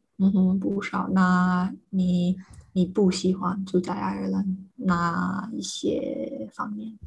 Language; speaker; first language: Chinese; non-native, fluent; English